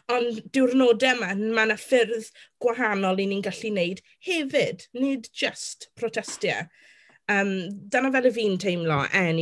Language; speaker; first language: Welsh; non-native, local second language; English